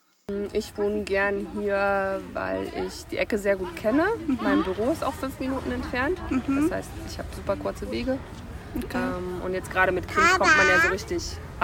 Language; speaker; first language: German; native; German